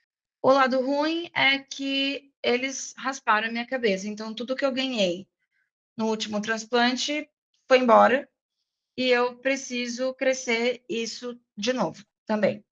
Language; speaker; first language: Portuguese; non-native, fluent; English